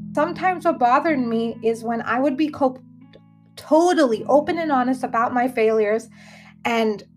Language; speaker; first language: English; early bilingual, other home language; Hindi